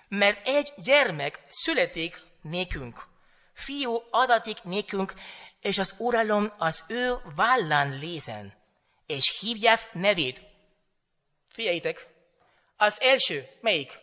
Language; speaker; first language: Hungarian; non-native, learner; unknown